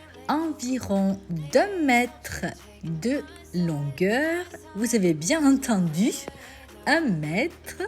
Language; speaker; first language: French; native; French